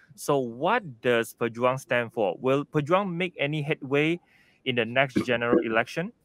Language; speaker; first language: English; non-native, local second language; Chinese